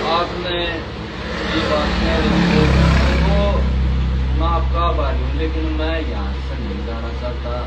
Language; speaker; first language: Hindi; native; Hindi